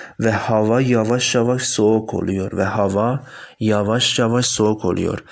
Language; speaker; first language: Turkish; non-native, fluent; Persian